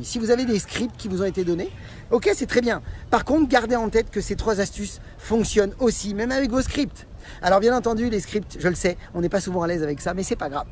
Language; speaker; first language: French; native; French